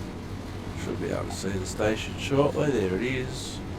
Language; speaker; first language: English; native; English